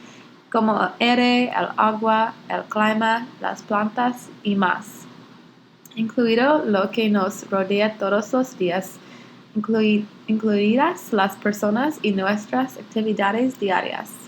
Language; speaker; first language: Spanish; non-native, learner; English